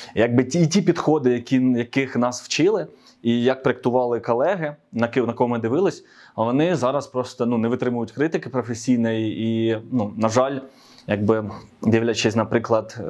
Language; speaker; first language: Ukrainian; native; Ukrainian